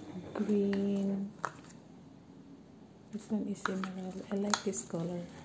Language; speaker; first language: English; non-native, local second language; Filipino